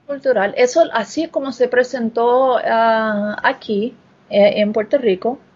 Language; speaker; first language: Spanish; non-native, fluent; English